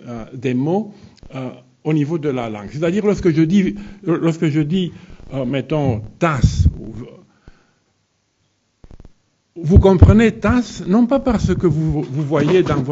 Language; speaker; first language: French; non-native, fluent; Romanian